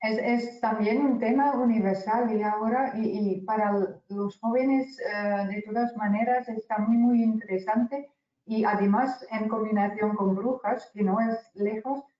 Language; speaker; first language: Spanish; non-native, fluent; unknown